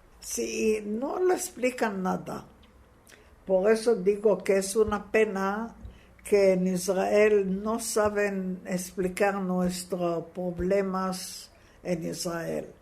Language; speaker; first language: Spanish; non-native, fluent; Hebrew